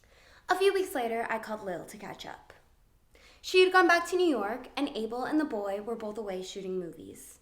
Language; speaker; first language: English; native; English